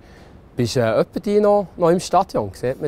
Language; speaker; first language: German; native; German